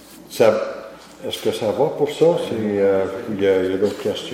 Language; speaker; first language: French; native; French